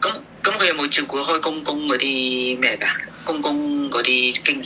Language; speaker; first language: Cantonese; native; Cantonese